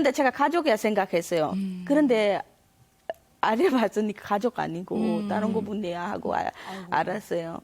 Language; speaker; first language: Korean; non-native, learner; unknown